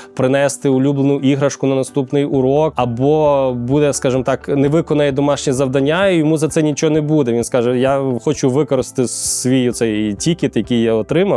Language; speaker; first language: Ukrainian; native; Ukrainian